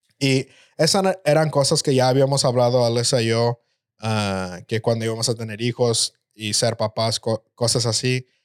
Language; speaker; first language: Spanish; early bilingual, heritage; Spanish